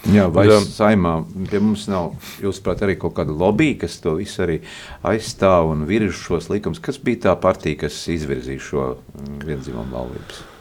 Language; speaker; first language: Latvian; native; Latvian